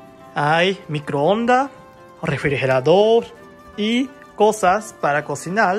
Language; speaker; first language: Spanish; non-native, learner; Japanese